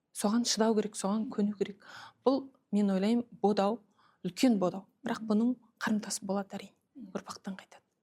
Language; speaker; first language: Kazakh; early bilingual, heritage; Kazakh